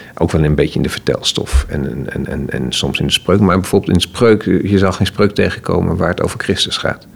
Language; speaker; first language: Dutch; native; Dutch